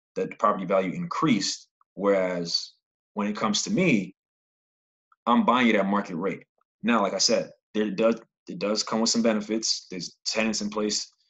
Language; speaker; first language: English; native; English